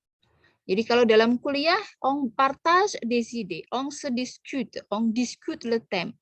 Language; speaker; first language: French; non-native, fluent; Indonesian